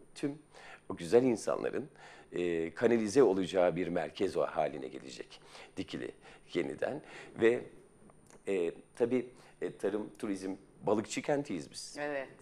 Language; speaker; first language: Turkish; native; Turkish